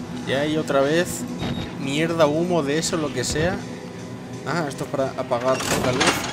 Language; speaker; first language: Spanish; native; Spanish